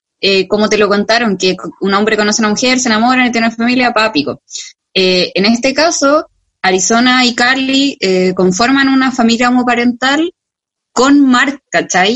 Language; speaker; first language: Spanish; native; Spanish